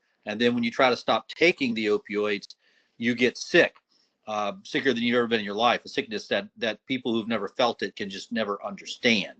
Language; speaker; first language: English; native; English